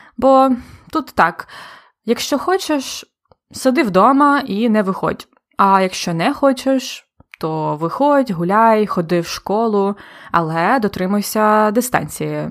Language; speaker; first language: Ukrainian; native; Ukrainian